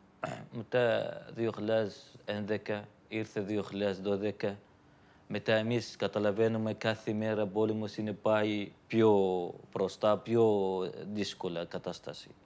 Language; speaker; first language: Greek; non-native, learner; Arabic